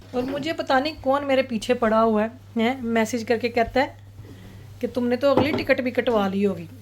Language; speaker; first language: Urdu; non-native, local second language; Punjabi